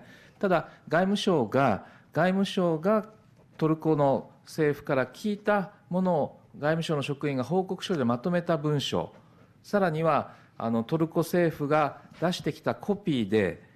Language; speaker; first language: Japanese; native; Japanese